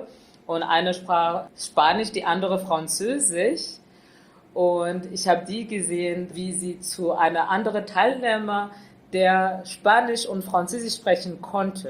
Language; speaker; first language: German; non-native, fluent; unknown